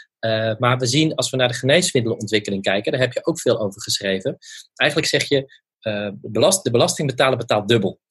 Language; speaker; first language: Dutch; native; Dutch